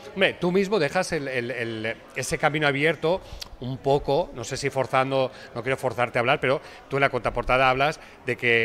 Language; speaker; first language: Spanish; non-native, local second language; Catalan